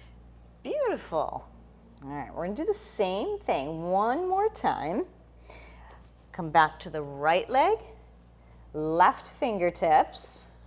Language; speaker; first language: English; native; English